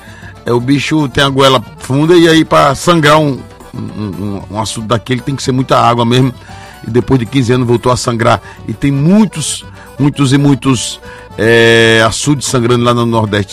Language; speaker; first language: Portuguese; native; Portuguese